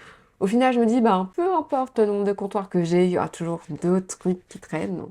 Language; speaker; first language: French; native; French